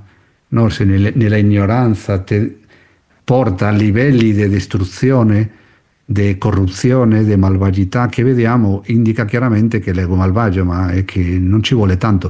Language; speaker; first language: Italian; non-native, fluent; Spanish